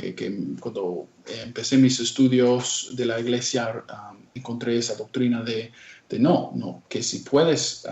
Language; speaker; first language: Spanish; non-native, fluent; English